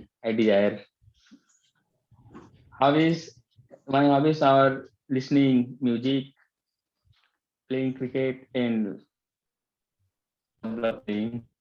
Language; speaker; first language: English; non-native, learner; Hindi